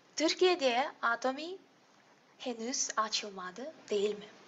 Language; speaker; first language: Turkish; non-native, learner; Russian